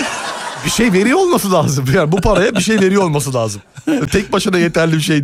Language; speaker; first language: Turkish; native; Turkish